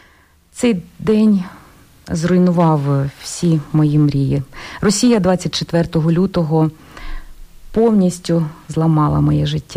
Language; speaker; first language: Ukrainian; native; Ukrainian